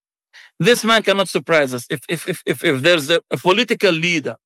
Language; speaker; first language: English; non-native, fluent; Arabic